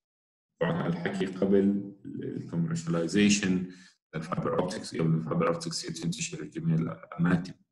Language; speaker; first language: Arabic; native; Arabic